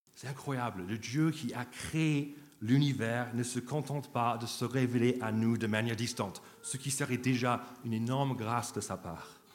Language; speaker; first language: French; non-native, fluent; English